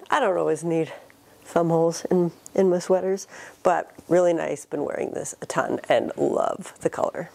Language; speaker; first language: English; native; English